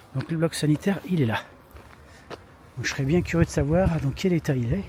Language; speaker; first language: French; native; French